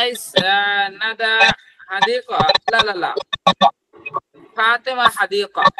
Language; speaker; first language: Arabic; non-native, fluent; Bangla